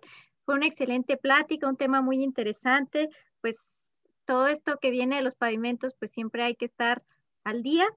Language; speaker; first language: Spanish; native; Spanish